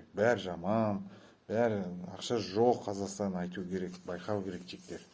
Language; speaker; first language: Kazakh; non-native, local second language; Russian